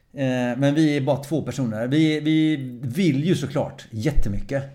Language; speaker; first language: Swedish; early bilingual, other home language; English